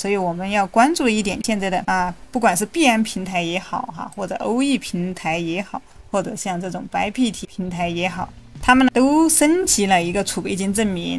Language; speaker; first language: Chinese; native; Chinese